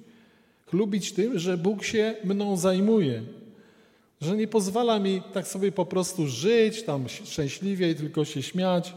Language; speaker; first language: Polish; native; Polish